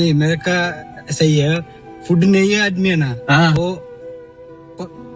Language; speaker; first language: Hindi; non-native, local second language; Malayalam